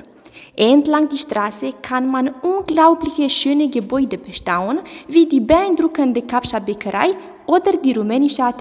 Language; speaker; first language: German; non-native, learner; Romanian